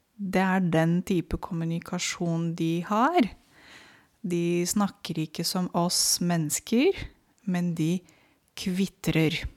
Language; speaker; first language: Norwegian; non-native, fluent; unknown